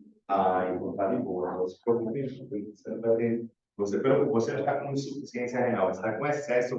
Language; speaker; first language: Portuguese; native; Portuguese